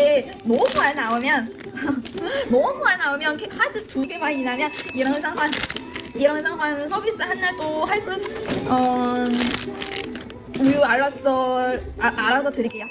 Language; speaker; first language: Korean; non-native, learner; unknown